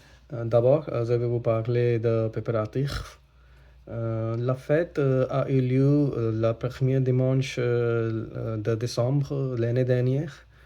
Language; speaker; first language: French; non-native, learner; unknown